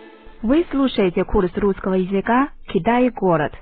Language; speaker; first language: Russian; non-native, fluent; Chinese